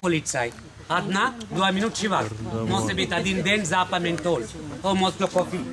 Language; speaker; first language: Russian; non-native, learner; Sinhala